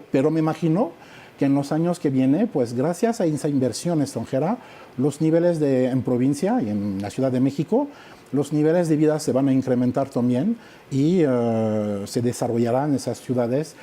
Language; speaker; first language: Spanish; non-native, fluent; French